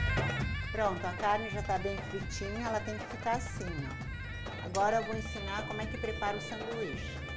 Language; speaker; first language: Portuguese; non-native, fluent; Arabic